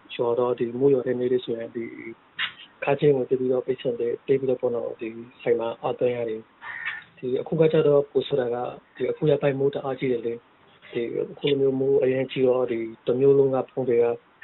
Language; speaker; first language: Burmese; native; Burmese